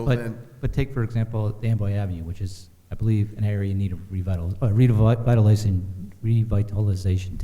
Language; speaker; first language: English; native; English